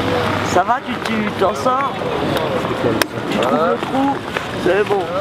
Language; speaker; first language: French; native; French